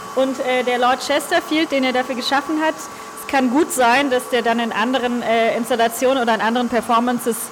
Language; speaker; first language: German; native; German